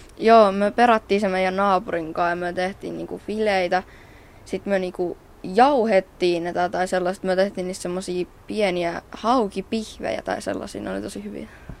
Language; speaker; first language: Finnish; native; Finnish